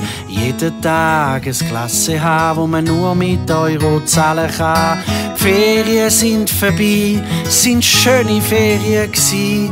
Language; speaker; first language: German; native; German